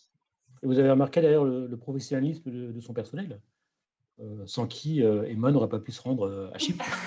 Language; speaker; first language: French; native; French